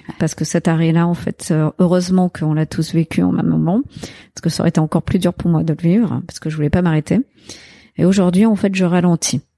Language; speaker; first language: French; native; French